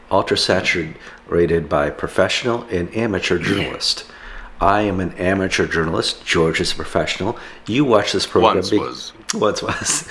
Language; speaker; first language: English; native; English